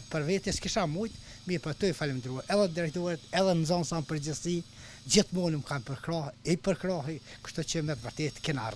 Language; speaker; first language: Albanian; native; Albanian